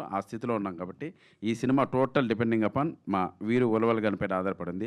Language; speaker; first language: Telugu; native; Telugu